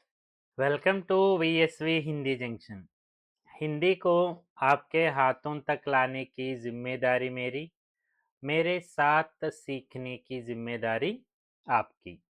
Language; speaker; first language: Hindi; non-native, local second language; Telugu